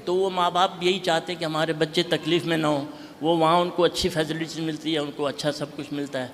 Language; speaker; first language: Hindi; native; Hindi